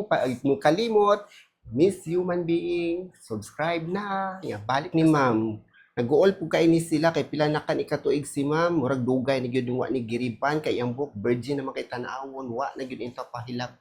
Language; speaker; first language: Cebuano; native; Cebuano